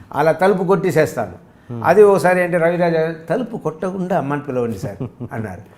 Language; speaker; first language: Telugu; native; Telugu